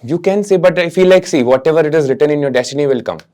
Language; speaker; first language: Telugu; non-native, local second language; Hindi